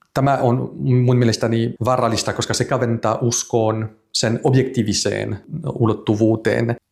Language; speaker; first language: Finnish; non-native, fluent; French